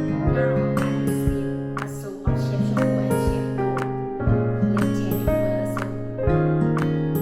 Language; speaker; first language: English; non-native, learner; Thai